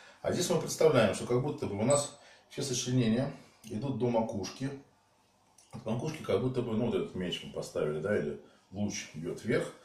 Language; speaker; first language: Russian; native; Russian